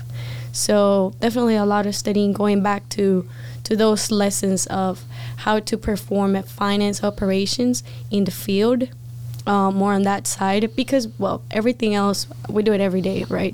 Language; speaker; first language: English; non-native, fluent; Spanish